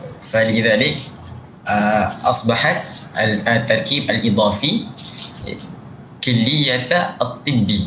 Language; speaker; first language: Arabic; non-native, learner; Malay